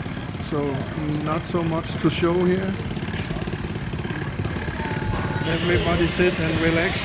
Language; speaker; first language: English; non-native, fluent; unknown